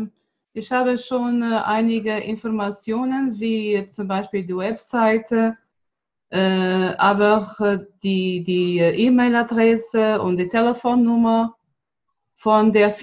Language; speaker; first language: German; non-native, fluent; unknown